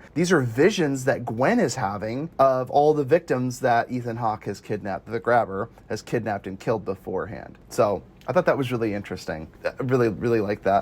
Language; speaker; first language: English; native; English